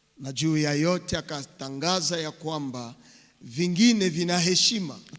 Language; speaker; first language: Swahili; native; Swahili